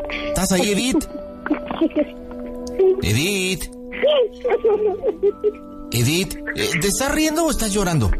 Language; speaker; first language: Spanish; native; Spanish